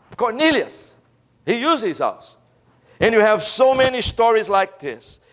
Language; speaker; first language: English; non-native, fluent; Portuguese